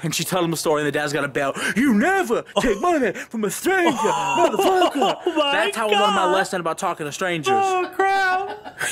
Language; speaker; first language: English; native; English